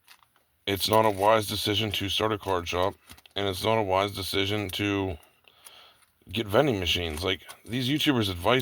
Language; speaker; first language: English; native; English